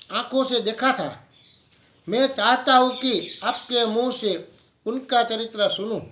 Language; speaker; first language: Hindi; non-native, local second language; Gujarati